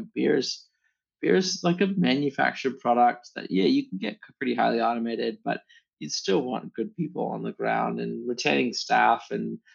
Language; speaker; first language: English; native; English